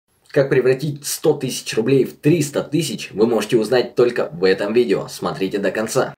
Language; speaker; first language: Russian; native; Russian